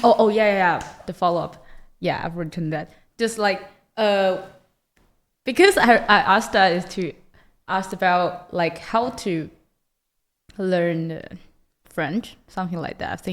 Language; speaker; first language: English; non-native, learner; Chinese